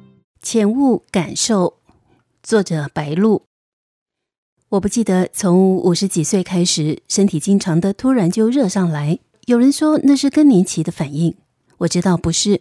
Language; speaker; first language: Chinese; native; Chinese